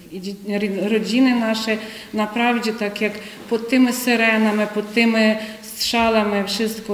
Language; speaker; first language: Polish; non-native, fluent; Ukrainian